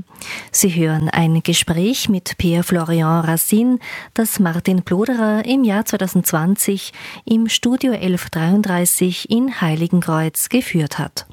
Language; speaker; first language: German; native; German